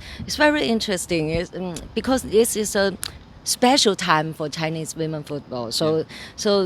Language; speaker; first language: English; non-native, learner; Chinese